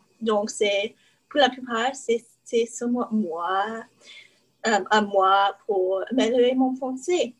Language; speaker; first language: French; non-native, learner; English